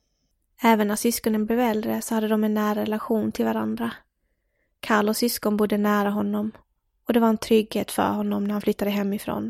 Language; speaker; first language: Swedish; native; Swedish